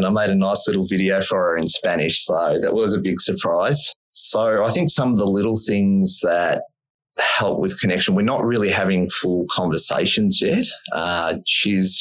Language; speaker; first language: English; native; English